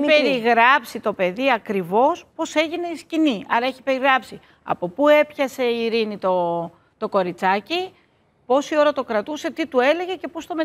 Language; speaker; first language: Greek; native; Greek